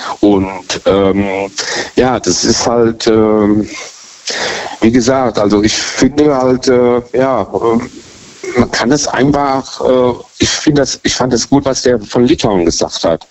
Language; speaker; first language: German; native; German